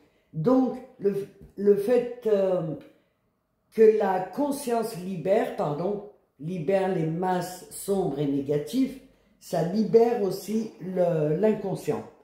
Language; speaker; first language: French; native; French